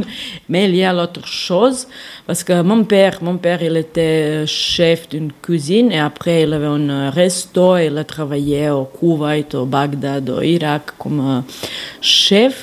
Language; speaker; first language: French; non-native, fluent; Serbian